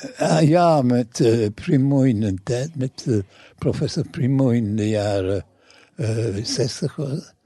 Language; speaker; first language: Dutch; non-native, fluent; English